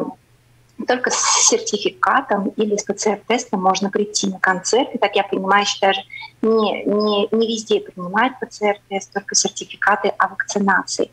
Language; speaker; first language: Russian; native; Russian